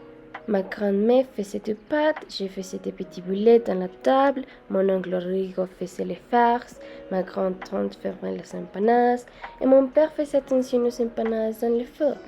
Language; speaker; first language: French; non-native, learner; Spanish